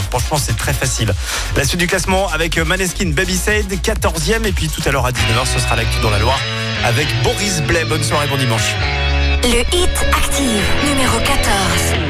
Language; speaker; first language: French; native; French